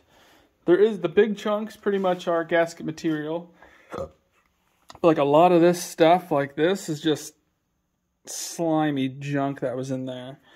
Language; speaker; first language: English; native; English